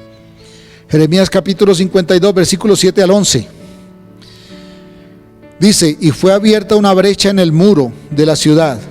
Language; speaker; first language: Spanish; native; Spanish